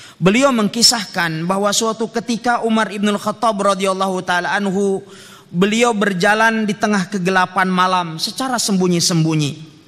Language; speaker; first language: Indonesian; native; Indonesian